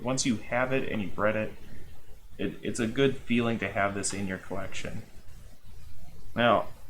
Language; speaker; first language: English; native; English